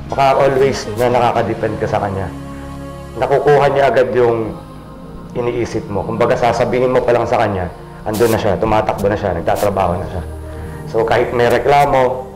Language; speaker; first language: Filipino; non-native, local second language; Tausug